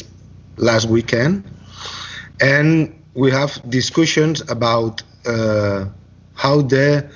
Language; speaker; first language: English; non-native, learner; Catalan